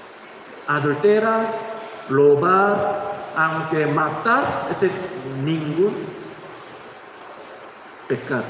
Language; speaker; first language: Spanish; non-native, learner; Korean